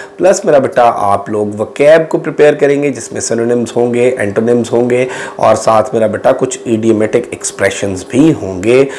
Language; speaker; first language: Urdu; non-native, local second language; Pahari-Potwari